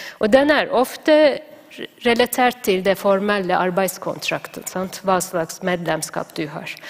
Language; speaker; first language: Norwegian; non-native, fluent; Turkish